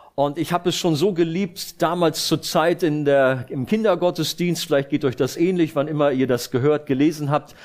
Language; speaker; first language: German; native; German